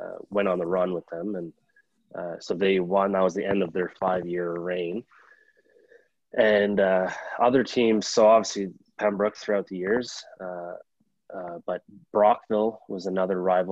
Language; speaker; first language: English; native; English